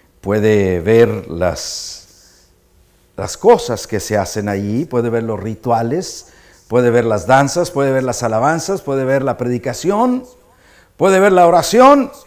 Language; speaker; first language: Spanish; native; Spanish